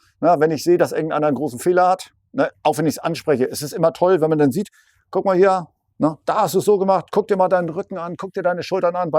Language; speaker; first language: German; native; German